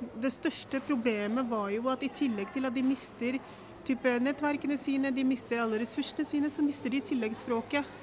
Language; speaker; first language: Norwegian; early bilingual, other home language; Urdu